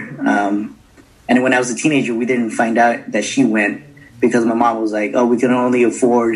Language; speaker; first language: English; native; English